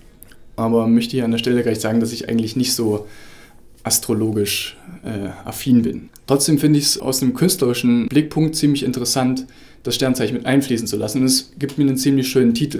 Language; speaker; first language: German; native; German